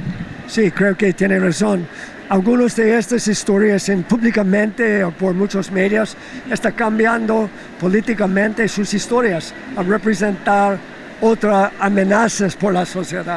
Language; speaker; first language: Spanish; non-native, fluent; English